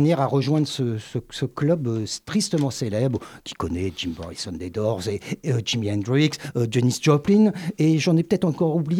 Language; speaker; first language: French; native; French